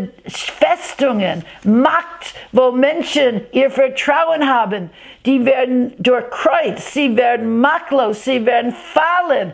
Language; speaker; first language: German; non-native, fluent; English